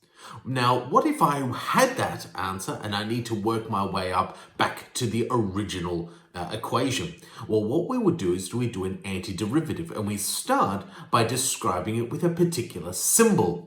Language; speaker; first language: English; native; English